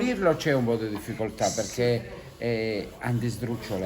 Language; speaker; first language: Italian; native; Italian